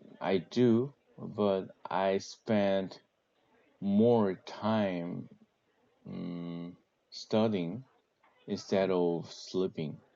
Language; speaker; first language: English; non-native, learner; Korean